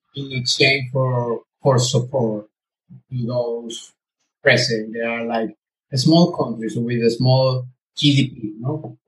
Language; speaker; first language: English; non-native, learner; Spanish